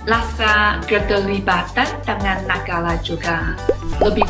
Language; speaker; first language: Indonesian; non-native, fluent; Chinese